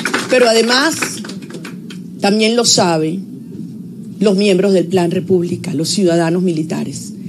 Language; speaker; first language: Spanish; native; Spanish